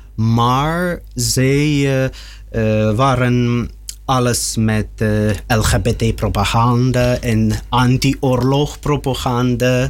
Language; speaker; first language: Dutch; non-native, learner; Russian